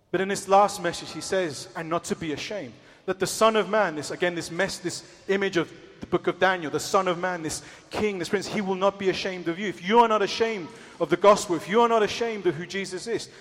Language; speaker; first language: English; early bilingual, other home language; Spanish